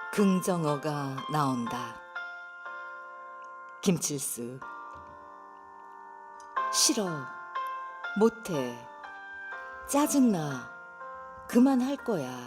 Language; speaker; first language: Korean; native; Korean